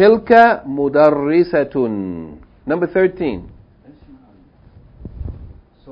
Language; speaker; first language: Arabic; non-native, fluent; English